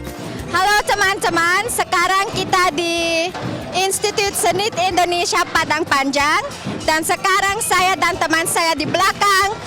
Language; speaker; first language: Indonesian; non-native, fluent; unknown